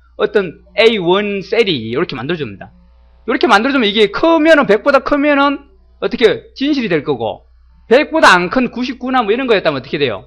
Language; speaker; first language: Korean; native; Korean